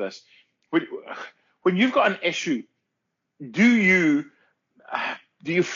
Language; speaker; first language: English; native; English